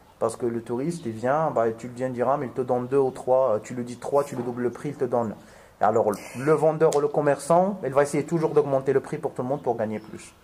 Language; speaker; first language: French; non-native, local second language; Arabic